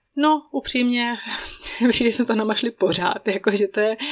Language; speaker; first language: Czech; native; Czech